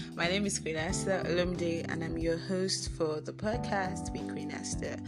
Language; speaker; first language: English; non-native, local second language; Yoruba